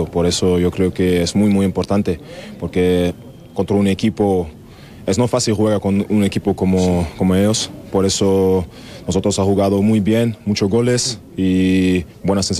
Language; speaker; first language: Spanish; non-native, fluent; German